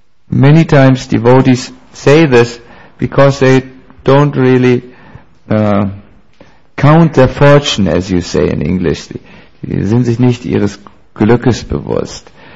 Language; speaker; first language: English; non-native, fluent; German